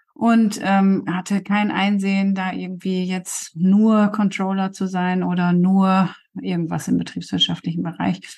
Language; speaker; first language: German; native; German